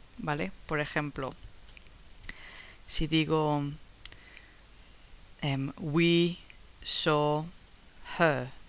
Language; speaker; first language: Spanish; non-native, fluent; English